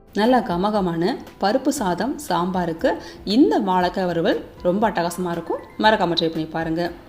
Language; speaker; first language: Tamil; native; Tamil